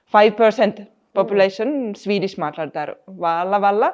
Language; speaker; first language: Telugu; non-native, fluent; Finnish